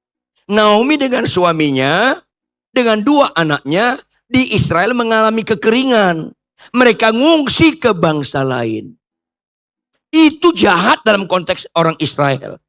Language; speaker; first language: Indonesian; native; Indonesian